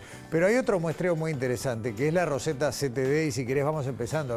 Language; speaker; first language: Spanish; native; Spanish